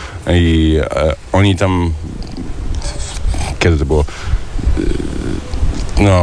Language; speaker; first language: Polish; early bilingual, heritage; German